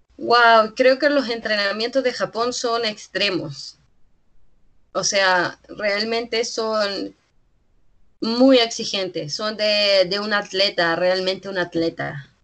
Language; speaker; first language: Spanish; native; Spanish